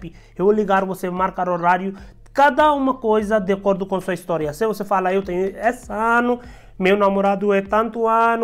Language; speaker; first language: Portuguese; non-native, learner; Hindi